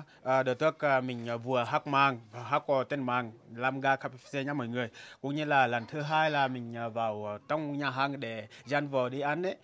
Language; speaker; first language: Vietnamese; non-native, fluent; Portuguese